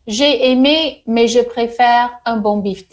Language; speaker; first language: French; non-native, fluent; English